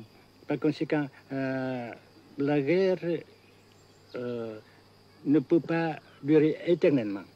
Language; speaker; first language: French; non-native, fluent; Vietnamese